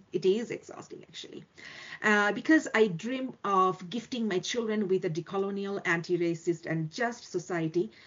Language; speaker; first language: English; non-native, local second language; Bangla